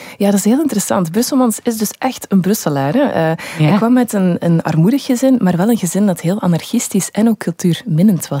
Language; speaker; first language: Dutch; native; Dutch